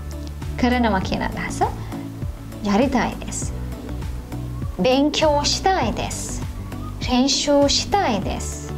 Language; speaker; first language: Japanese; non-native, fluent; Sinhala